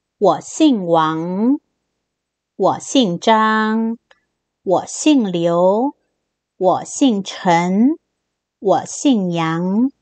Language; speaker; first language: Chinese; non-native, fluent; Korean